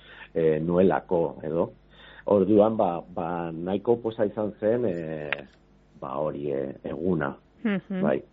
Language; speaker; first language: Basque; non-native, local second language; Spanish